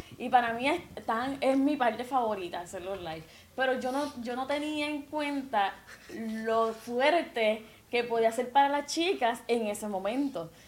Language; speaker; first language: Spanish; native; Spanish